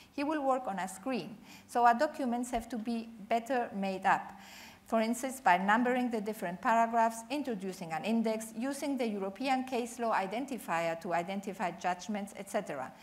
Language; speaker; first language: English; non-native, fluent; Spanish